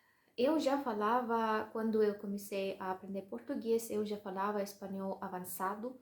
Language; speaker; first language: Portuguese; non-native, learner; Russian